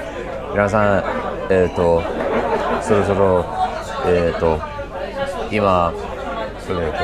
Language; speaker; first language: Japanese; non-native, learner; English